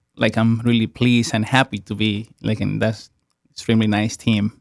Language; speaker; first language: English; non-native, fluent; Spanish